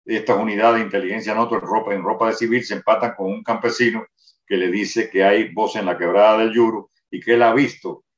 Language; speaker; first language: Spanish; native; Spanish